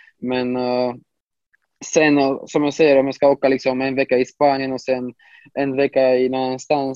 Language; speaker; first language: Swedish; non-native, fluent; Romanian